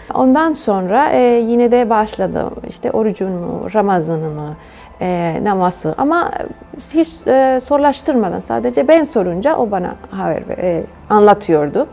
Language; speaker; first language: Turkish; non-native, fluent; Spanish